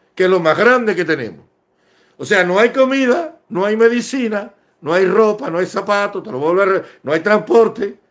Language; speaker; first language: Spanish; native; Spanish